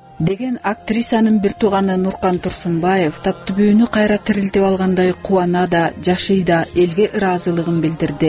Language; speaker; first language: Kyrgyz; native; Kyrgyz